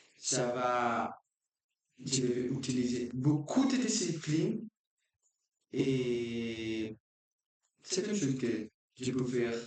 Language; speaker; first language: French; non-native, learner; Portuguese